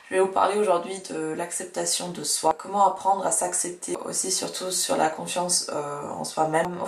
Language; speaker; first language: French; early bilingual, other home language; Russian